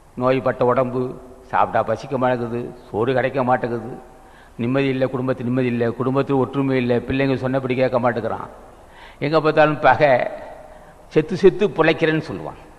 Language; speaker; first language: Tamil; native; Tamil